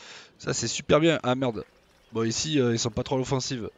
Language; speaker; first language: French; native; French